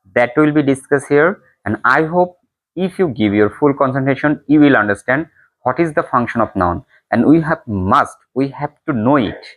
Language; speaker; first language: English; non-native, local second language; Bangla